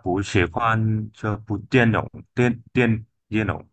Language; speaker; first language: Chinese; non-native, learner; Vietnamese